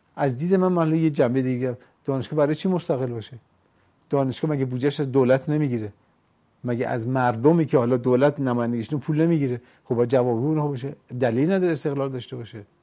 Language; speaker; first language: Persian; native; Persian